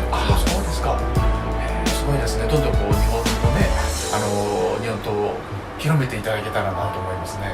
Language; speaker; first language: Japanese; native; Japanese